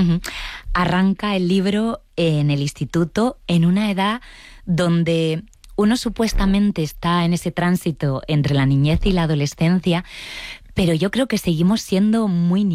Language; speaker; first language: Spanish; native; Spanish